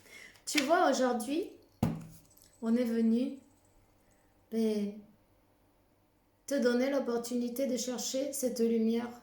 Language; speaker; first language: French; non-native, fluent; Spanish